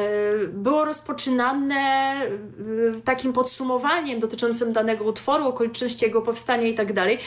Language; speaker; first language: Polish; native; Polish